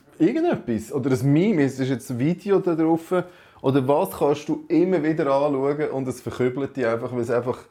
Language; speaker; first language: German; native; German